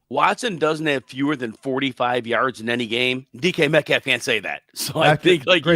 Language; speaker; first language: English; native; English